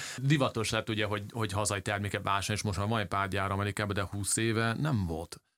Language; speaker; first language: Hungarian; early bilingual, heritage; English